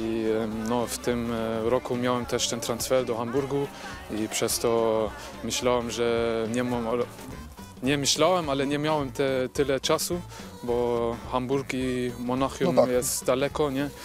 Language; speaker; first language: Polish; early bilingual, heritage; Polish